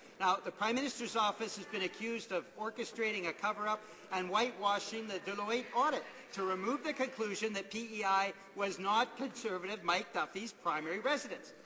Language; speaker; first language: English; native; English